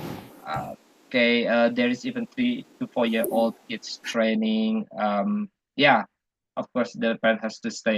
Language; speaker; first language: English; non-native, fluent; Indonesian